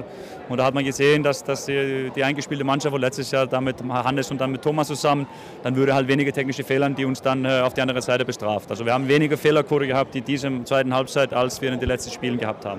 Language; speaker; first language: German; non-native, learner; Icelandic